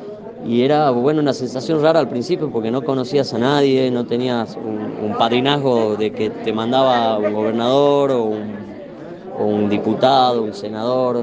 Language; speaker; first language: Spanish; native; Spanish